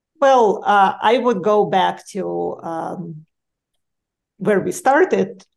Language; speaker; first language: English; non-native, fluent; Ukrainian